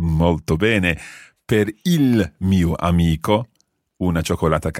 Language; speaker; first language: Italian; non-native, fluent; English